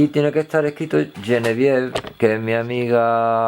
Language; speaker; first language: Spanish; early bilingual, heritage; Spanish